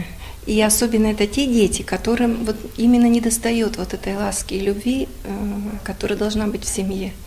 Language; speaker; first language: Russian; native; Russian